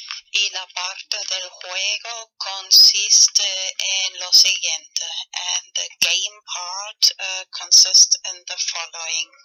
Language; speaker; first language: Spanish; non-native, learner; German